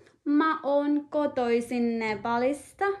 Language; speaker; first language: Finnish; non-native, learner; Nepali